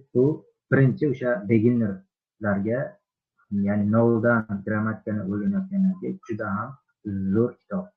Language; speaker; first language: Uzbek; native; Uzbek